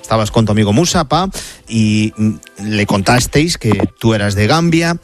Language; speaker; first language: Spanish; native; Spanish